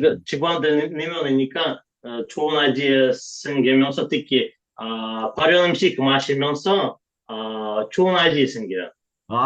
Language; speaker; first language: Korean; non-native, learner; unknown